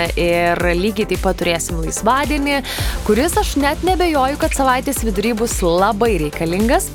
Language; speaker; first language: Lithuanian; native; Lithuanian